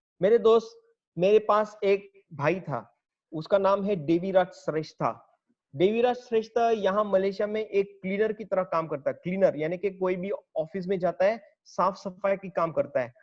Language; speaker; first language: Hindi; native; Hindi